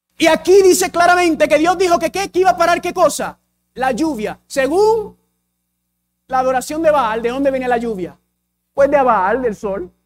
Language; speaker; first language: Spanish; early bilingual, heritage; English